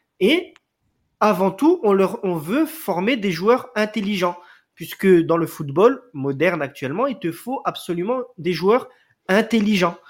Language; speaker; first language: French; native; French